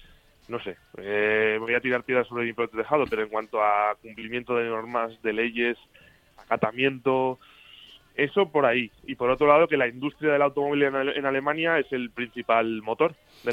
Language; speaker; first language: Spanish; native; Spanish